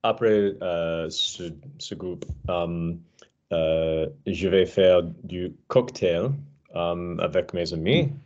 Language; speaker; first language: French; non-native, learner; English